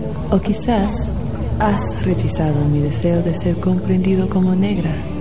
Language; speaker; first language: Spanish; non-native, fluent; English